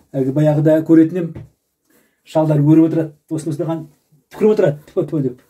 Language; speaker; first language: Kazakh; native; Kazakh